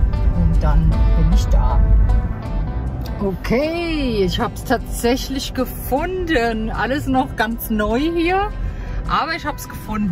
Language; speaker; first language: German; native; German